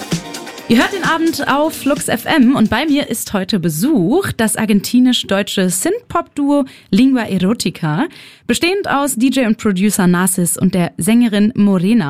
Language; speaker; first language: German; native; German